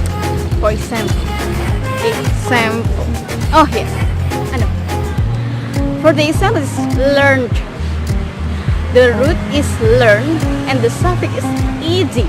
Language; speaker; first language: English; non-native, learner; Indonesian